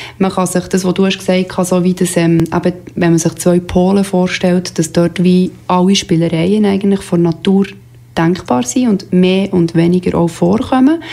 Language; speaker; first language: German; native; German